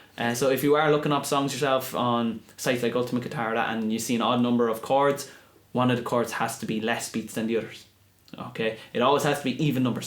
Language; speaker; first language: English; native; English